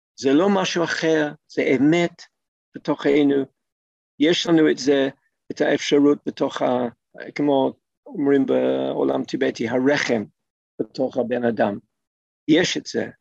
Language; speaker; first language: Hebrew; non-native, fluent; English